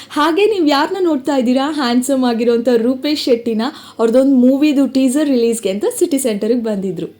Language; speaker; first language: Kannada; non-native, local second language; Tulu